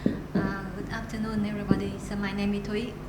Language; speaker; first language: English; non-native, learner; Vietnamese